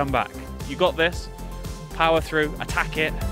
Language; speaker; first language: English; native; English